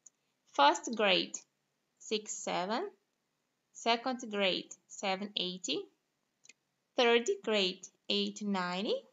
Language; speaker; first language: English; non-native, fluent; Portuguese